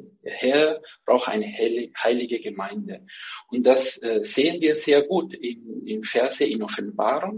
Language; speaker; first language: German; non-native, fluent; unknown